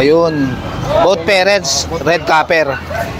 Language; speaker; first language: Filipino; native; Filipino